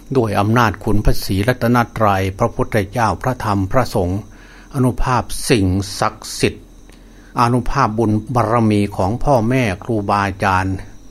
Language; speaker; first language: Thai; native; Thai